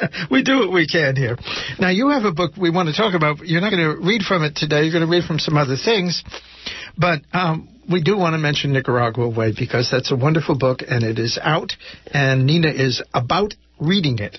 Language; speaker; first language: English; native; English